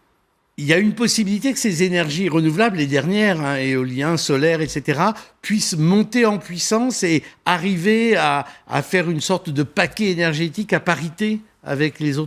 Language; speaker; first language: French; native; French